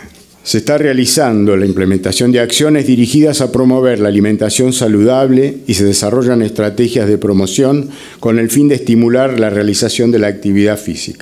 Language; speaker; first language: Spanish; native; Spanish